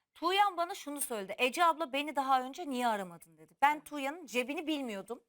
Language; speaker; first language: Turkish; native; Turkish